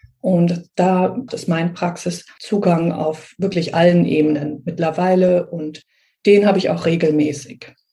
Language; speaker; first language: German; native; German